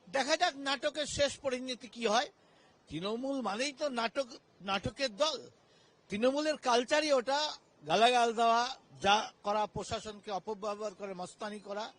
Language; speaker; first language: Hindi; non-native, local second language; Bangla